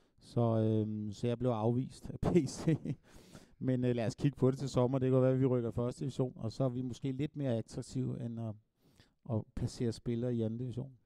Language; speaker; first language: Danish; native; Danish